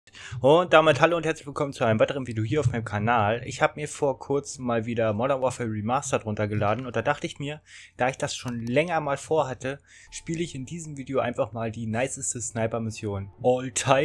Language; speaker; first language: German; native; German